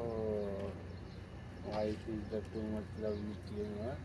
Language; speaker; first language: English; non-native, learner; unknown